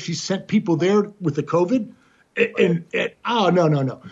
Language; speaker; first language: English; native; English